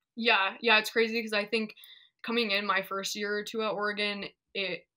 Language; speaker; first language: English; native; English